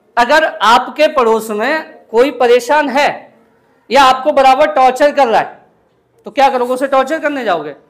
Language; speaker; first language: Hindi; native; Hindi